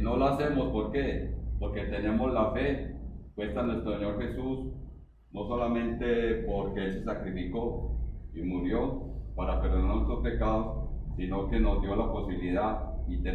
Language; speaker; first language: Spanish; native; Spanish